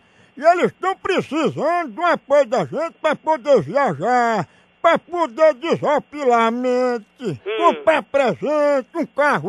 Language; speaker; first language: Portuguese; native; Portuguese